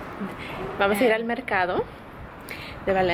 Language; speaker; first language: Spanish; early bilingual, heritage; Spanish